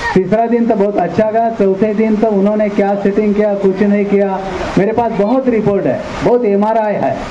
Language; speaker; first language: Hindi; non-native, local second language; Marathi